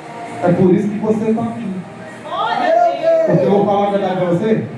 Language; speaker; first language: Portuguese; native; Portuguese